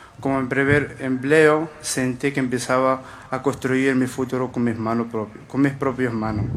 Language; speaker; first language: Spanish; non-native, fluent; Arabic